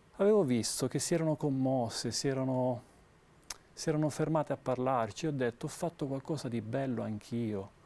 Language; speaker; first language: Italian; native; Italian